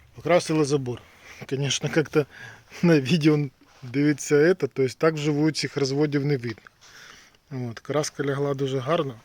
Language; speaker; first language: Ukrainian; native; Ukrainian